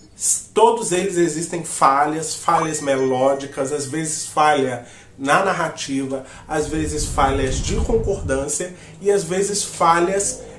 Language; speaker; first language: Portuguese; native; Portuguese